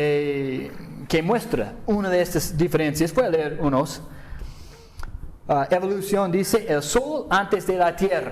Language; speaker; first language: Spanish; non-native, fluent; English